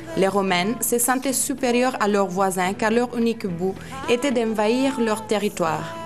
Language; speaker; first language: French; non-native, fluent; Italian